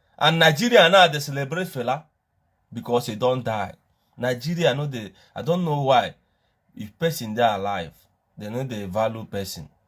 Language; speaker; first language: Nigerian Pidgin; non-native, local second language; Igbo